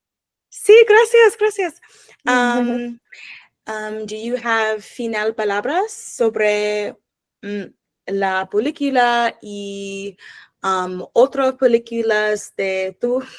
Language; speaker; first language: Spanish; non-native, learner; English